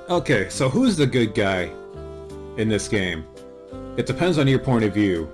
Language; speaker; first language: English; native; English